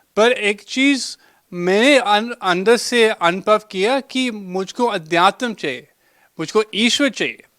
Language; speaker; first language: Hindi; early bilingual, heritage; Hindi